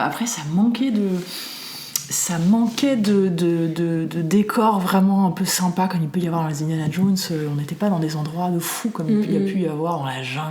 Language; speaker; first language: French; native; French